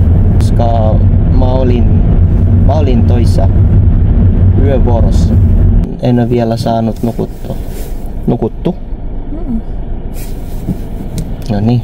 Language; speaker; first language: Finnish; non-native, learner; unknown